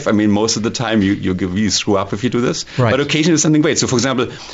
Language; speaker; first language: English; non-native, fluent; German